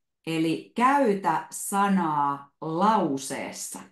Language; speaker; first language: Finnish; native; Finnish